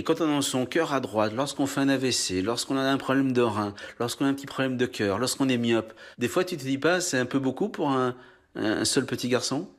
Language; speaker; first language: French; native; French